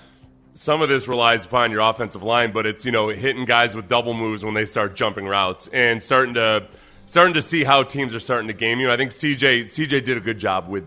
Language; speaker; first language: English; native; English